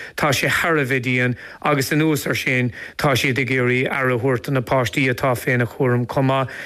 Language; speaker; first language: Irish; non-native, local second language; English